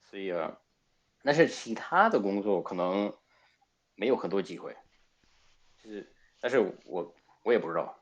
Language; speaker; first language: Chinese; non-native, fluent; Spanish